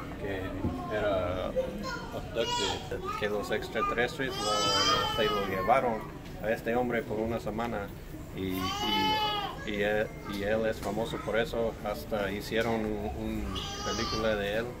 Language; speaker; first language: Spanish; non-native, learner; English